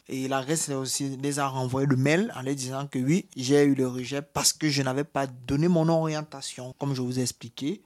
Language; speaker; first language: French; native; French